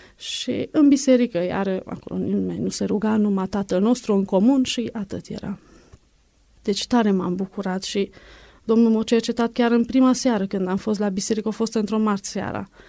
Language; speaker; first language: Romanian; non-native, local second language; Hungarian